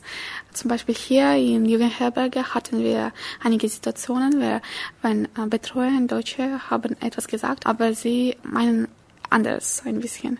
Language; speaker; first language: German; non-native, learner; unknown